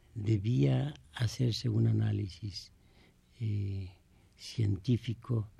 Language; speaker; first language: Spanish; native; Spanish